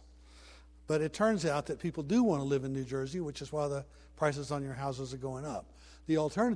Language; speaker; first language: English; native; English